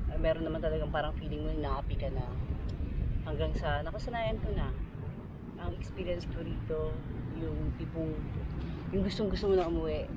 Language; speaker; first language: Filipino; native; Filipino